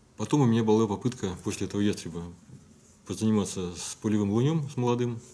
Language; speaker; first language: Russian; native; Russian